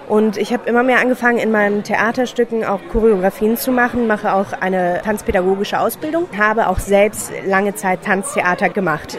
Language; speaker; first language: German; early bilingual, other home language; Turkish